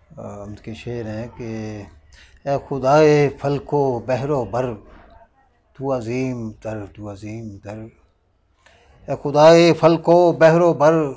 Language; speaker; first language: Urdu; non-native, local second language; Northern Hindko